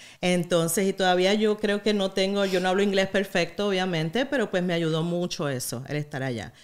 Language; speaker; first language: Spanish; native; Spanish